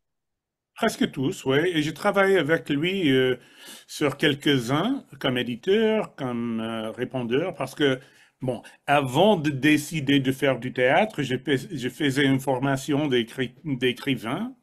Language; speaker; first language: French; non-native, fluent; English